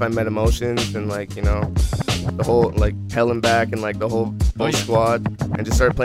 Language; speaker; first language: English; native; English